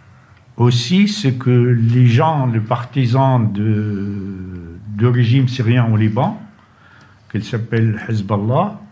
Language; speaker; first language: French; non-native, fluent; Arabic